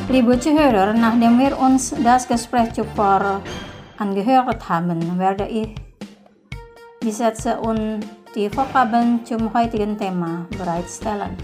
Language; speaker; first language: German; non-native, fluent; Indonesian